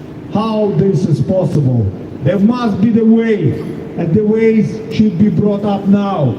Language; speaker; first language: English; non-native, fluent; Ukrainian